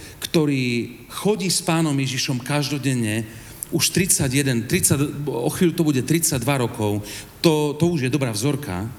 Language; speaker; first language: Slovak; native; Slovak